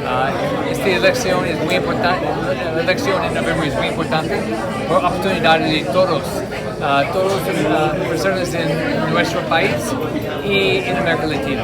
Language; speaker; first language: Spanish; non-native, learner; English